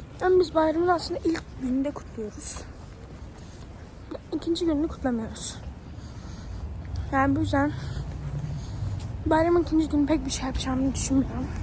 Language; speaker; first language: Turkish; early bilingual, heritage; Turkish